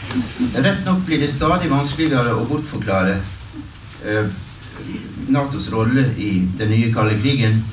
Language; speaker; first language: Norwegian; native; Norwegian